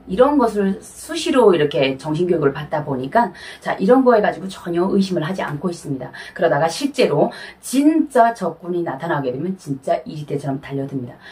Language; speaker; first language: Korean; native; Korean